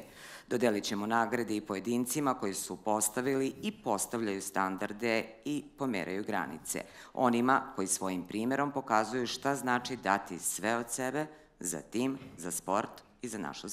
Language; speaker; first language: Serbian; native; Serbian